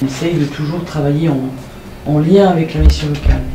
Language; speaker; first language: French; native; French